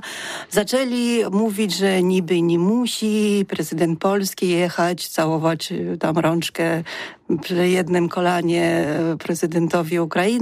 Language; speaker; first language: Polish; non-native, fluent; Ukrainian